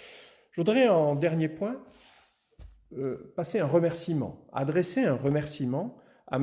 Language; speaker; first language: French; native; French